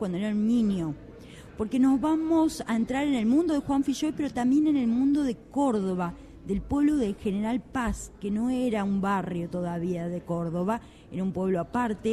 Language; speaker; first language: Spanish; native; Spanish